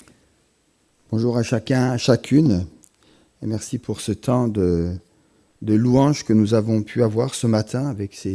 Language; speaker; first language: French; native; French